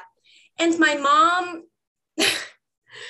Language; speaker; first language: English; non-native, fluent; Swiss German